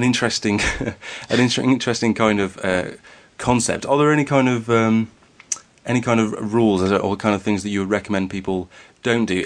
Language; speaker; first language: English; native; English